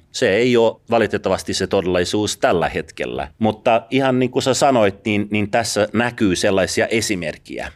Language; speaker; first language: Finnish; early bilingual, other home language; Persian